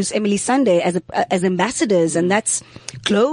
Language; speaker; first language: English; non-native, local second language; Xhosa